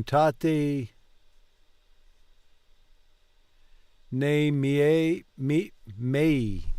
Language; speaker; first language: Italian; non-native, learner; English